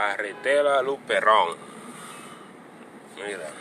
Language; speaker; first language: Spanish; non-native, learner; Haitian Creole